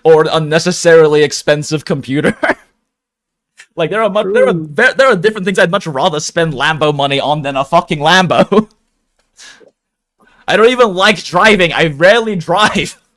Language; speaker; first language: English; native; English